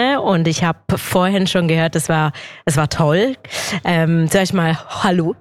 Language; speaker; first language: German; native; German